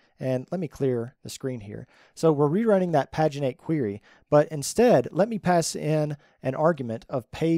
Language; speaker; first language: English; native; English